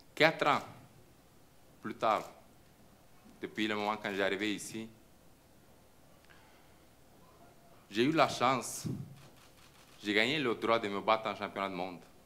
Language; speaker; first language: French; non-native, fluent; Romanian